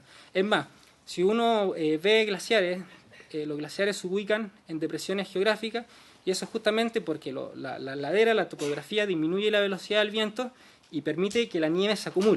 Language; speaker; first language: Spanish; native; Spanish